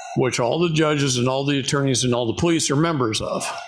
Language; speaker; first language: English; native; English